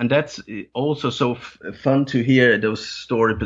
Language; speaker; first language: English; non-native, fluent; Danish